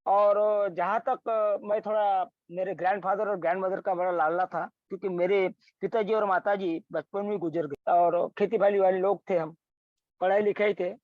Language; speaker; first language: Hindi; non-native, local second language; Marathi